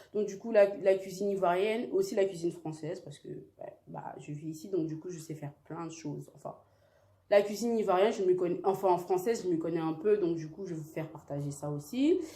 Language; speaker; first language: French; early bilingual, other home language; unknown